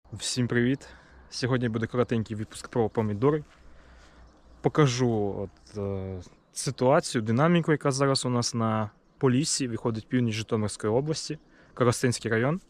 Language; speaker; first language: Ukrainian; native; Ukrainian